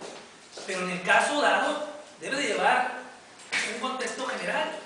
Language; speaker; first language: Spanish; native; Spanish